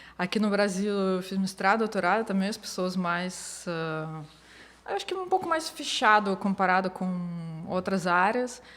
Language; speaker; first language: Portuguese; non-native, fluent; Russian